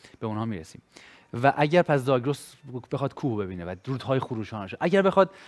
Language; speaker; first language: Persian; native; Persian